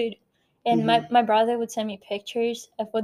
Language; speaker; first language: English; non-native, fluent; Ukrainian